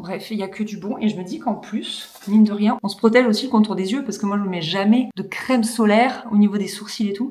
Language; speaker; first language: French; native; French